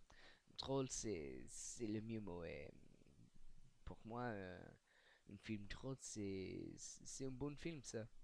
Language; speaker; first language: French; non-native, learner; English